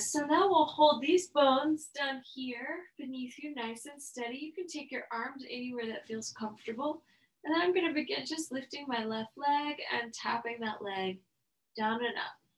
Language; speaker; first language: English; native; English